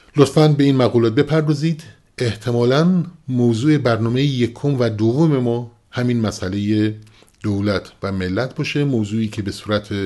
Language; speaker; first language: Persian; non-native, local second language; Kurdish